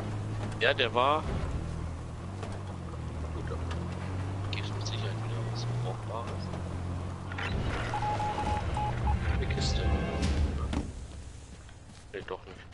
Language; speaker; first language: German; native; German